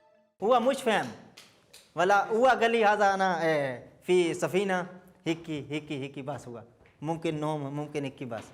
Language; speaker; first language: Arabic; non-native, learner; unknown